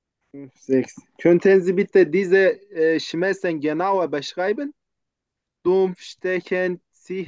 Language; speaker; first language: German; non-native, learner; Turkish